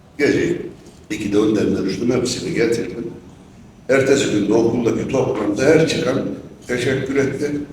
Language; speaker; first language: Turkish; native; Turkish